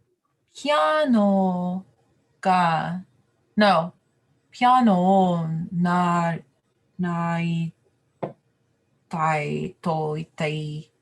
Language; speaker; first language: Japanese; non-native, learner; English